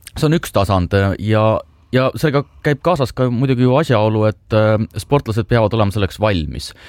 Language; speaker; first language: Estonian; native; Estonian